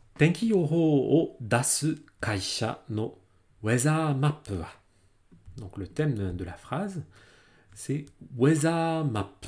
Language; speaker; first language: French; native; French